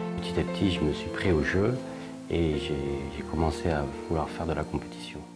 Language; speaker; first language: French; native; French